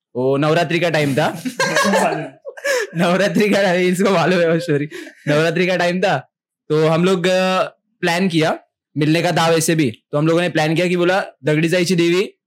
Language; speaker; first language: Hindi; non-native, local second language; Marathi